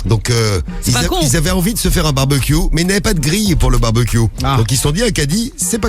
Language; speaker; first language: French; native; French